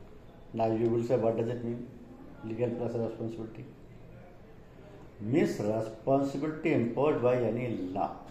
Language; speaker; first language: English; non-native, local second language; Hindi